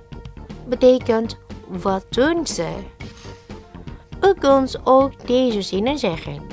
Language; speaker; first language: Dutch; non-native, learner; Indonesian